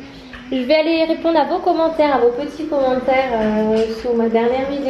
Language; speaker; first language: French; native; French